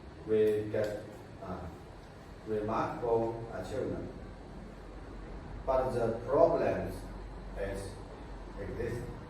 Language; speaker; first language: English; non-native, fluent; Chinese